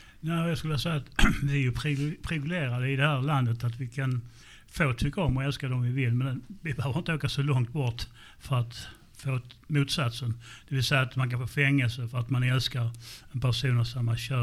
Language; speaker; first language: Swedish; native; Swedish